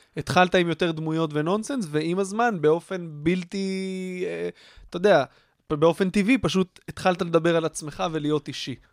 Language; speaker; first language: Hebrew; native; Hebrew